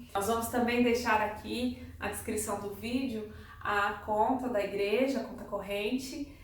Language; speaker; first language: Portuguese; native; Portuguese